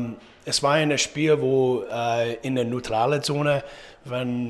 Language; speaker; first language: German; non-native, fluent; English